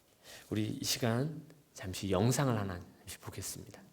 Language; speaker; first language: Korean; native; Korean